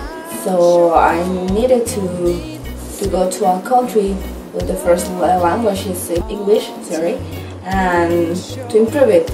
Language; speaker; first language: English; non-native, learner; Spanish